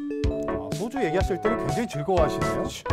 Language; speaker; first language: Korean; native; Korean